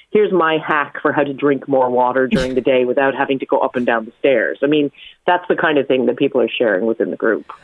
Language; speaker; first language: English; native; English